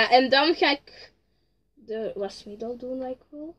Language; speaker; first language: Dutch; early bilingual, other home language; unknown